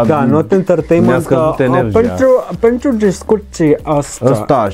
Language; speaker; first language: Romanian; native; Romanian